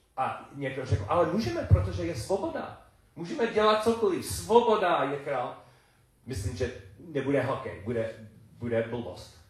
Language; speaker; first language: Czech; non-native, learner; English